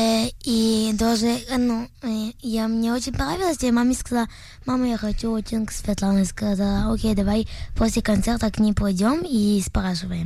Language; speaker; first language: Russian; early bilingual, other home language; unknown